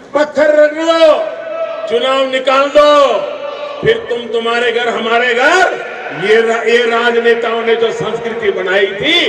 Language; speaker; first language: Hindi; non-native, local second language; Gujarati